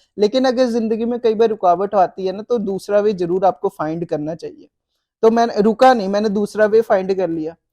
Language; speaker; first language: Hindi; native; Hindi